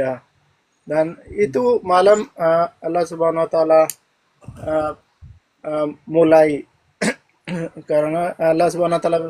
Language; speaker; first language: Indonesian; non-native, learner; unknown